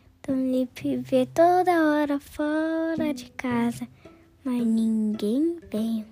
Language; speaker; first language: Portuguese; early bilingual, heritage; Portuguese